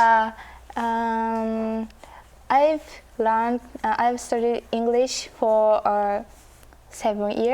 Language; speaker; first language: English; non-native, learner; Japanese